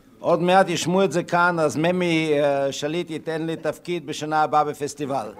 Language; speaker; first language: Hebrew; non-native, fluent; German